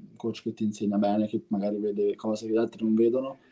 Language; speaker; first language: Italian; native; Italian